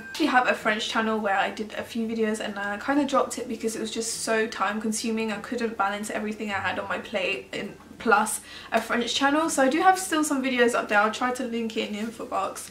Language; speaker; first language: English; early bilingual, other home language; French